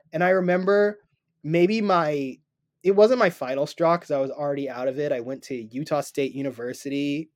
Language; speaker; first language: English; native; English